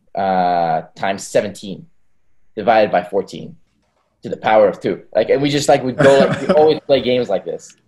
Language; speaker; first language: English; early bilingual, other home language; Hebrew